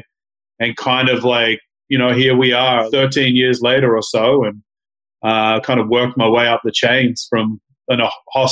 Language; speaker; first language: English; native; English